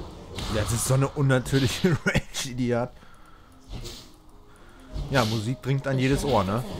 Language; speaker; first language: German; native; German